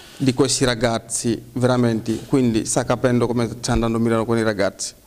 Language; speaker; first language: Italian; non-native, fluent; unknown